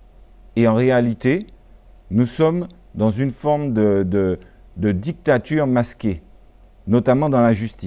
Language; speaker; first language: French; native; French